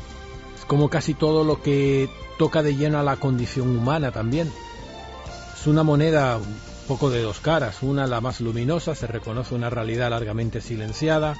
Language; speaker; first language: Spanish; native; Spanish